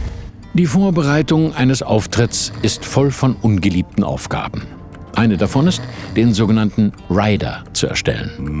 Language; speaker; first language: German; native; German